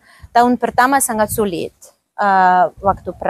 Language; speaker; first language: Indonesian; non-native, fluent; Ukrainian